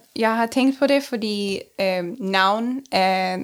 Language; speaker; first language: Danish; early bilingual, other home language; English